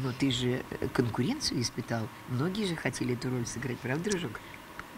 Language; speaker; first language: Russian; native; Russian